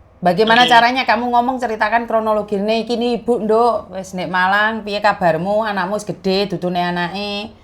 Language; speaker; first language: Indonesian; native; Indonesian